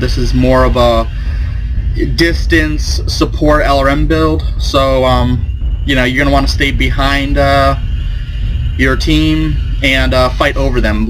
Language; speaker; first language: English; native; English